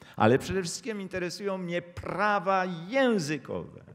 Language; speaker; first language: Polish; native; Polish